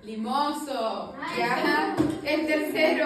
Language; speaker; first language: Spanish; native; Spanish